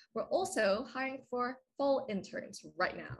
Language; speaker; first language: English; non-native, fluent; Vietnamese